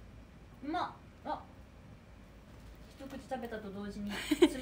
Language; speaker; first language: Japanese; native; Japanese